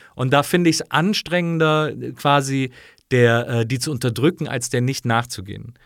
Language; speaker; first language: German; native; German